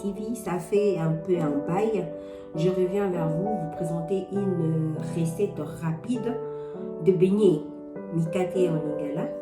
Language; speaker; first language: French; non-native, local second language; Lingala